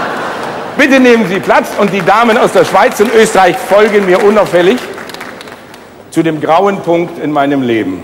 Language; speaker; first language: German; native; German